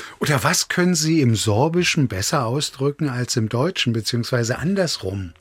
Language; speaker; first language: German; native; German